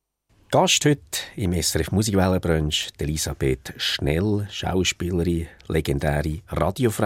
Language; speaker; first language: German; native; German